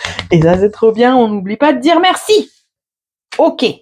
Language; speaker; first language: French; native; French